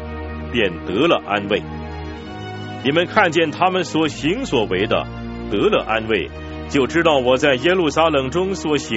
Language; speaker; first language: Chinese; native; Chinese